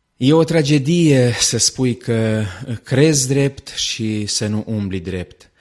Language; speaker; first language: Romanian; native; Romanian